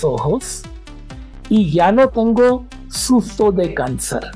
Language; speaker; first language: Spanish; non-native, fluent; Hindi